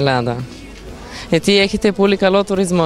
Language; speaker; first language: Greek; non-native, fluent; Bulgarian